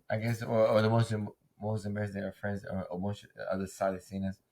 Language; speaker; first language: English; native; English